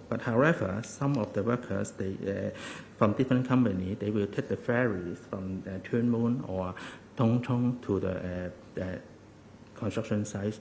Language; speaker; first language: English; non-native, local second language; Cantonese